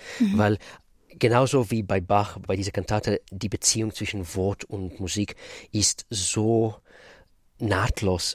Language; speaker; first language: German; non-native, fluent; Russian